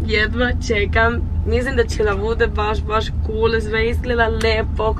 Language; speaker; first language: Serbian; early bilingual, heritage; Serbian